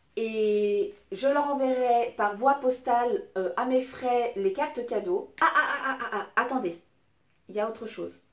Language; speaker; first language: French; early bilingual, other home language; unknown